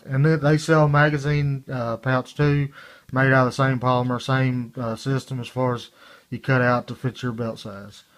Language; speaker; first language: English; native; English